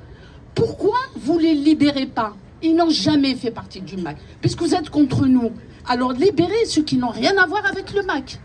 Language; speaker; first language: French; non-native, local second language; Kabyle